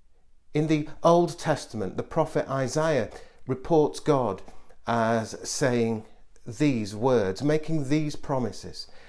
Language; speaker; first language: English; native; English